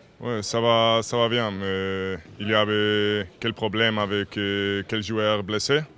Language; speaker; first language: French; non-native, learner; Spanish